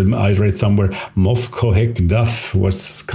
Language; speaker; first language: English; non-native, fluent; German